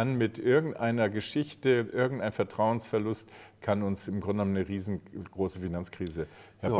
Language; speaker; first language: German; native; German